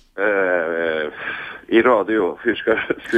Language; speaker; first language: Swedish; non-native, fluent; Hungarian